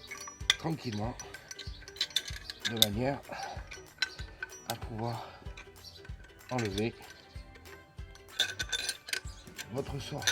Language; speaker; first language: French; native; French